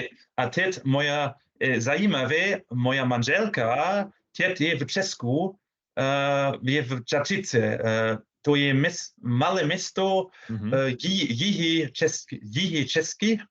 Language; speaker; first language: Czech; non-native, learner; German